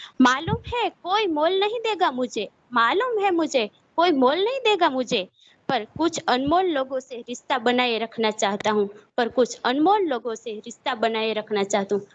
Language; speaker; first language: Hindi; non-native, local second language; Gujarati